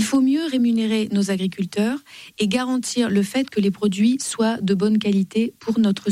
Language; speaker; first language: French; native; French